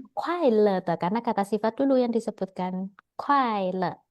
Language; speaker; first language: Indonesian; native; Indonesian